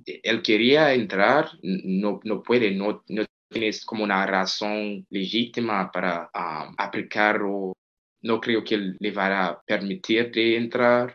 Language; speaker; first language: Spanish; non-native, fluent; Haitian Creole